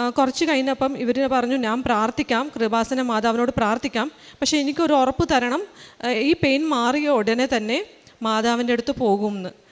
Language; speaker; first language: Malayalam; early bilingual, heritage; Malayalam